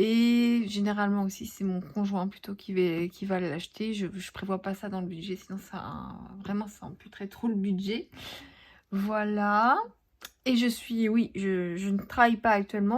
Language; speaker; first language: French; native; French